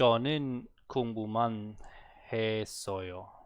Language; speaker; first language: Korean; non-native, learner; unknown